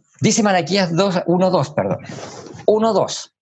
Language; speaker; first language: Spanish; native; Spanish